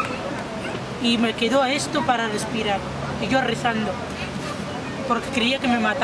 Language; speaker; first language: Spanish; non-native, fluent; Arabic